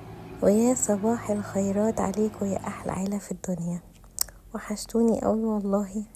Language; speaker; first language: Arabic; native; Arabic